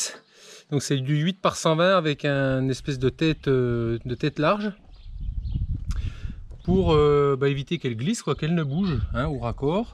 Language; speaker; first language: French; native; French